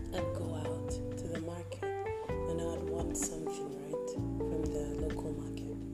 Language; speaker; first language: English; non-native, fluent; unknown